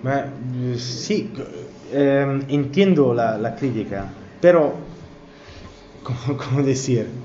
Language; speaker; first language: Spanish; non-native, learner; Italian